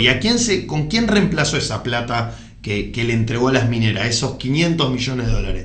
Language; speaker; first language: Spanish; native; Spanish